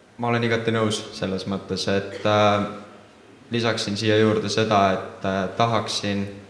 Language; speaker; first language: Estonian; native; Estonian